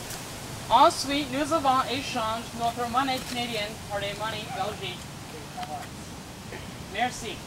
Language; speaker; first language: French; non-native, learner; English